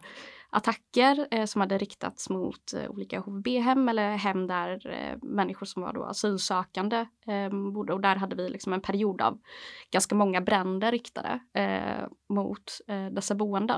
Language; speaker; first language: Swedish; native; Swedish